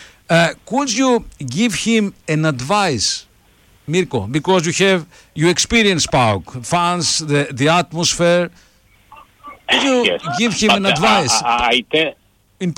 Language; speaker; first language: English; non-native, fluent; Greek